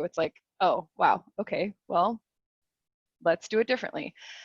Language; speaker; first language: English; native; English